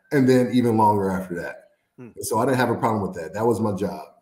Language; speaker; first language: English; native; English